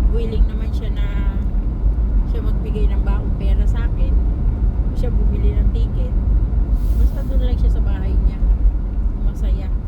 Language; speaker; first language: Filipino; native; Filipino